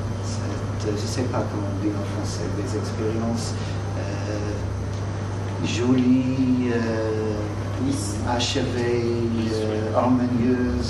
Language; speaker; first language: French; non-native, fluent; English